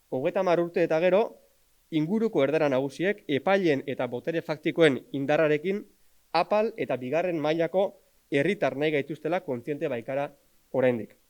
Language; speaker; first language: Basque; native; Basque